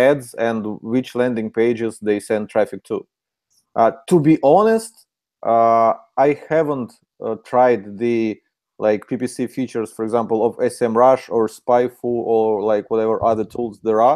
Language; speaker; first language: English; non-native, fluent; Ukrainian